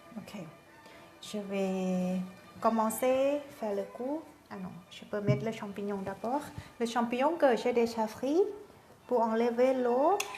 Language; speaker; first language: French; non-native, learner; Thai